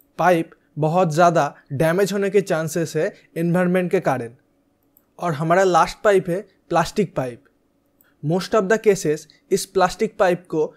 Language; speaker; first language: Hindi; native; Hindi